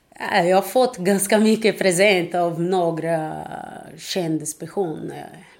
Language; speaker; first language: Swedish; non-native, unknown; Portuguese